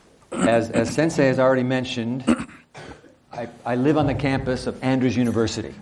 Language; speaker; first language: English; early bilingual, other home language; Japanese